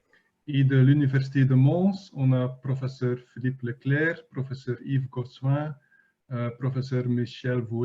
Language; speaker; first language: French; non-native, fluent; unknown